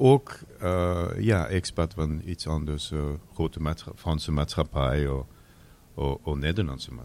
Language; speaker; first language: Dutch; non-native, learner; French